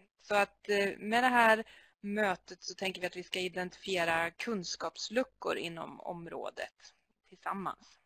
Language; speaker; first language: Swedish; native; Swedish